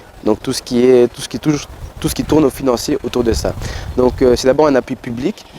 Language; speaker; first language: French; non-native, local second language; Lingala